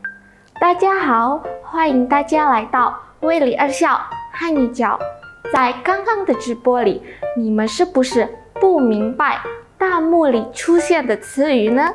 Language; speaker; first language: Chinese; non-native, learner; Indonesian